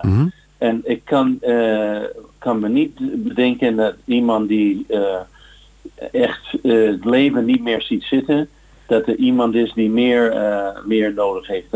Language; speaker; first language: Dutch; non-native, fluent; English